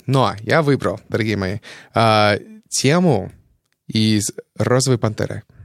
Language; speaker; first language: Russian; non-native, fluent; English